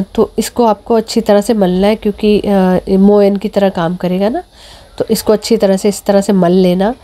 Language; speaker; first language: Hindi; native; Hindi